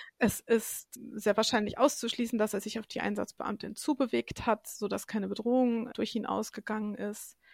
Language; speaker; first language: German; native; German